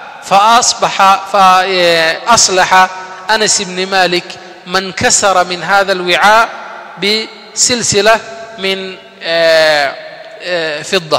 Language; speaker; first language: Arabic; non-native, fluent; Somali